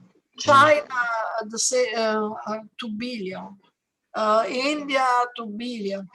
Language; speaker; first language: English; non-native, learner; Italian